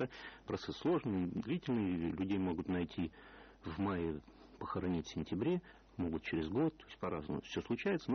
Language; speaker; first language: Russian; native; Russian